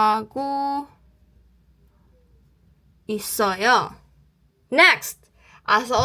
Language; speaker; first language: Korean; non-native, learner; Cebuano